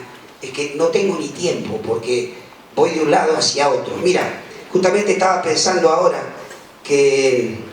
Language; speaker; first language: Spanish; native; Spanish